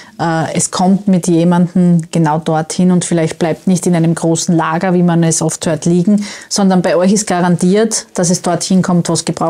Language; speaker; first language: German; native; German